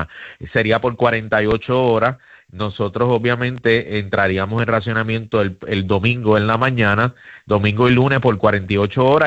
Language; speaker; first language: Spanish; native; Spanish